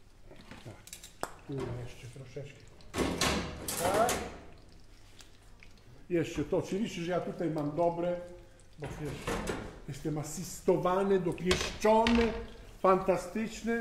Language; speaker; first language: Polish; non-native, fluent; Italian